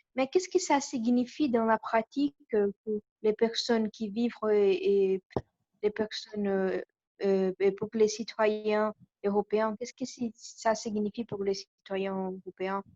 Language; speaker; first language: French; non-native, learner; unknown